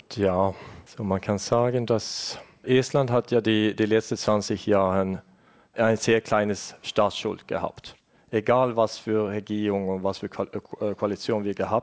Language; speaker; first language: German; non-native, fluent; Estonian